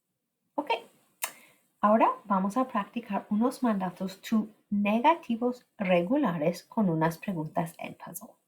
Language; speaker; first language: Spanish; non-native, fluent; English